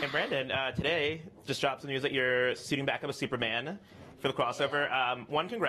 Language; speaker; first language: English; native; English